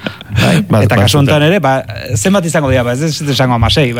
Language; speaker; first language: Basque; native; Basque